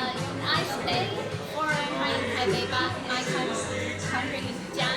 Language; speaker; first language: English; non-native, learner; Chinese